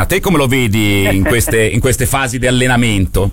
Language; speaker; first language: Italian; native; Italian